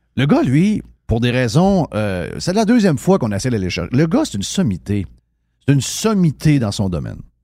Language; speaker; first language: French; native; French